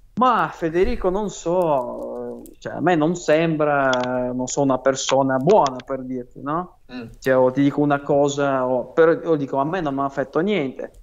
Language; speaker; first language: Italian; non-native, fluent; Russian